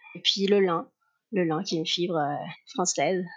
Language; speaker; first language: French; non-native, fluent; Spanish